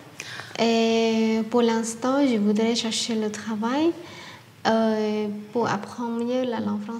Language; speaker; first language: French; non-native, learner; Khmer